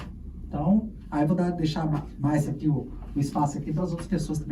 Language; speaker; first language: Portuguese; native; Portuguese